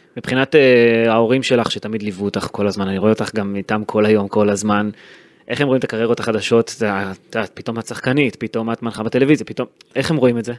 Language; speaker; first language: Hebrew; native; Hebrew